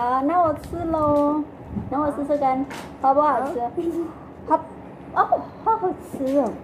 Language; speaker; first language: Chinese; non-native, fluent; Indonesian